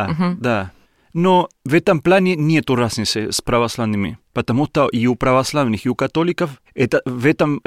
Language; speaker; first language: Russian; non-native, learner; Spanish